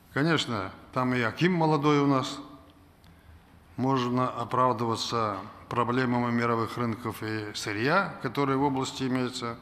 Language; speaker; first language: Russian; non-native, local second language; Kazakh